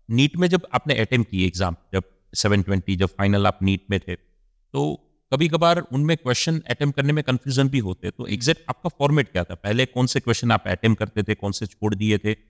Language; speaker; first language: Hindi; non-native, local second language; Gujarati